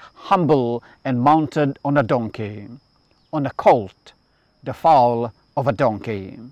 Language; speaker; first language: English; non-native, local second language; Iban